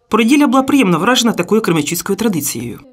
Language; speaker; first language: Ukrainian; native; Ukrainian